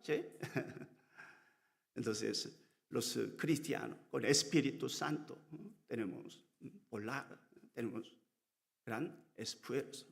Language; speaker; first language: Spanish; non-native, learner; Korean